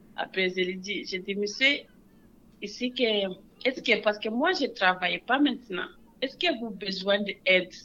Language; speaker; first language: French; non-native, local second language; Wolof